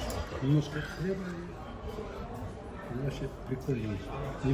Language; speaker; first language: Russian; non-native, local second language; Kazakh